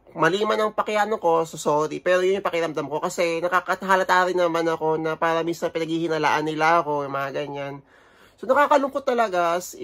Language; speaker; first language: Filipino; native; Filipino